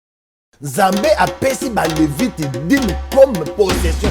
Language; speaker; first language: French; non-native, local second language; Lingala